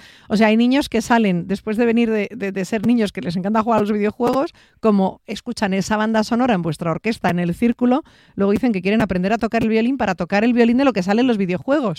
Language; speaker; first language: Spanish; native; Spanish